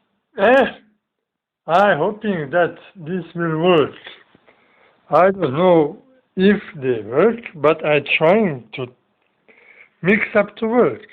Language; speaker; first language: English; non-native, learner; Bosnian